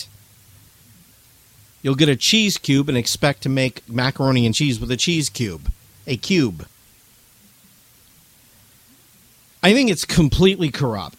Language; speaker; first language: English; native; English